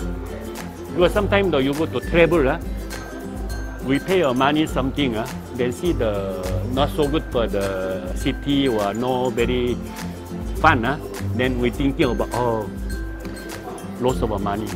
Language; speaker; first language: English; non-native, learner; Korean